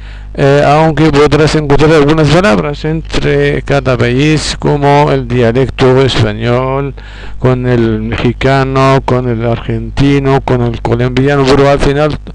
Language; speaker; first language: Spanish; non-native, fluent; Arabic